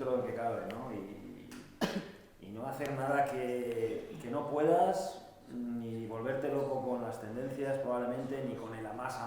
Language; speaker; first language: Spanish; native; Spanish